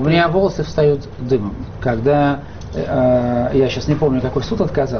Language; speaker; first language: Russian; native; Russian